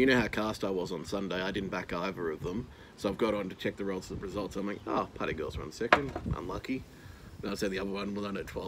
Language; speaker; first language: English; native; English